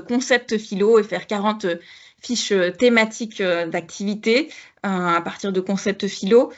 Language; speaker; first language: French; native; French